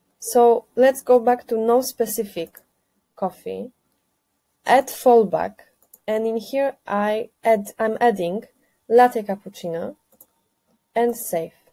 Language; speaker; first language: English; non-native, fluent; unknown